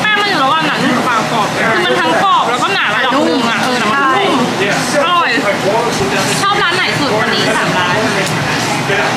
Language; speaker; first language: Thai; native; Thai